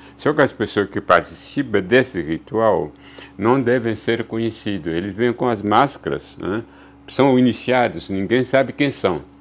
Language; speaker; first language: Portuguese; non-native, fluent; Luba-Lulua